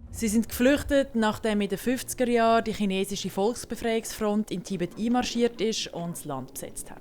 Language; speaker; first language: German; native; German